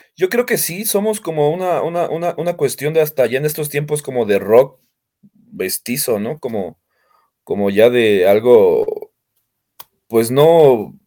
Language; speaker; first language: Spanish; native; Spanish